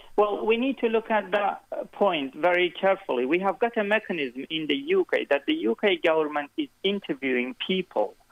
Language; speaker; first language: English; non-native, fluent; Kurdish